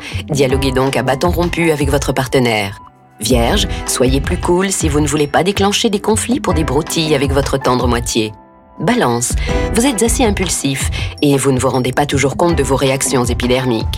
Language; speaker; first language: French; native; French